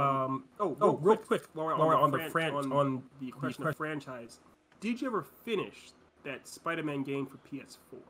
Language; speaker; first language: English; native; English